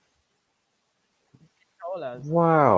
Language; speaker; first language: English; non-native, learner; Vietnamese